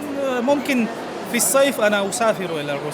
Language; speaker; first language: Arabic; non-native, learner; Chechen